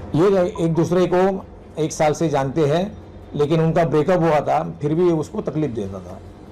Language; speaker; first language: Hindi; non-native, local second language; Marathi